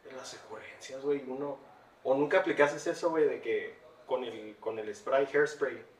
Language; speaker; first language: Spanish; early bilingual, heritage; Spanish